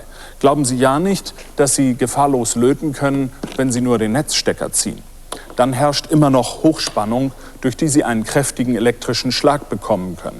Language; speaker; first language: German; native; German